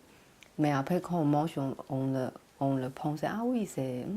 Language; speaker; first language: French; non-native, learner; Chinese